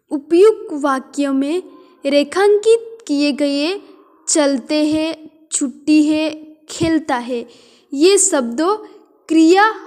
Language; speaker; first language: Hindi; non-native, local second language; Gujarati